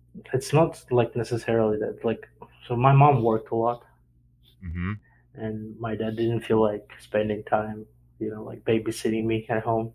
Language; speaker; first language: English; non-native, fluent; Ukrainian